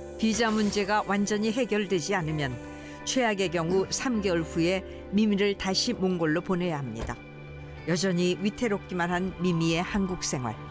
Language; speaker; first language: Korean; native; Korean